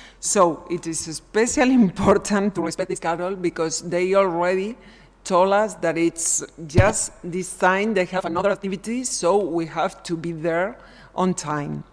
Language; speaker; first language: English; non-native, fluent; Spanish